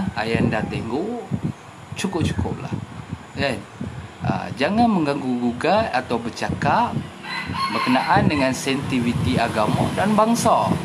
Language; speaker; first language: Malay; native; Malay